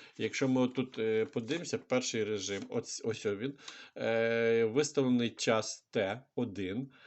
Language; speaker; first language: Ukrainian; non-native, local second language; Russian